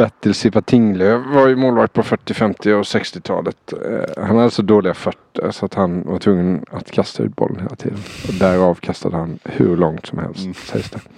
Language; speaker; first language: Swedish; native; Swedish